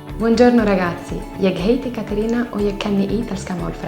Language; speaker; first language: Icelandic; non-native, fluent; Italian